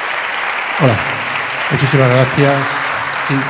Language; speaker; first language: Spanish; native; Spanish